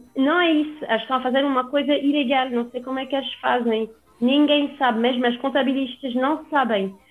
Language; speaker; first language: Portuguese; non-native, fluent; French